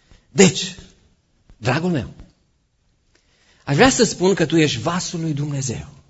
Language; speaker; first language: Romanian; native; Romanian